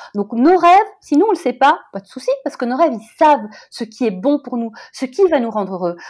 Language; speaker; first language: French; native; French